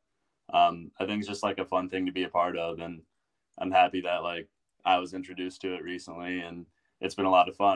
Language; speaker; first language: English; native; English